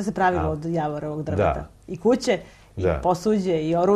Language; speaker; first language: Serbian; native; Serbian